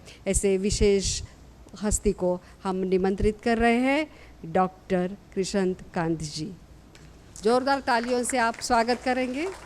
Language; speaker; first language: Hindi; native; Hindi